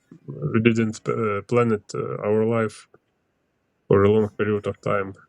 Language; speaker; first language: English; non-native, learner; Ukrainian